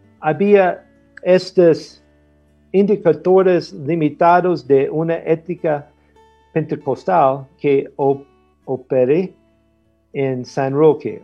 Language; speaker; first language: Spanish; non-native, fluent; English